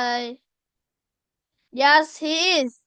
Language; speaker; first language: English; non-native, learner; Vietnamese